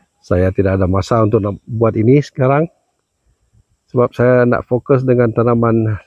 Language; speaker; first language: Malay; non-native, local second language; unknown